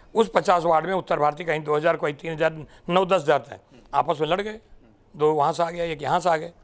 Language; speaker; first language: Hindi; non-native, local second language; Marathi